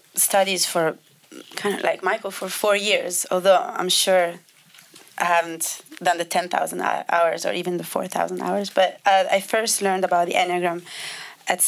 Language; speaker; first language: English; non-native, fluent; Italian